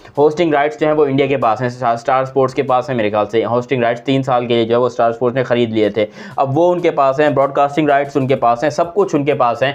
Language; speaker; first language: Urdu; native; Urdu